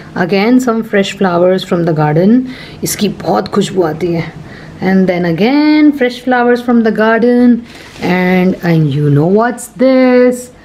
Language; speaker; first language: Hindi; native; Hindi